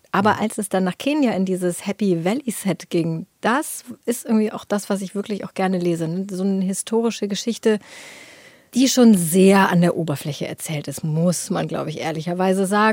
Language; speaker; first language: German; native; German